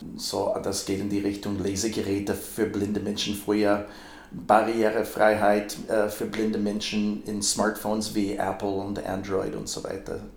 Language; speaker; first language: German; non-native, fluent; English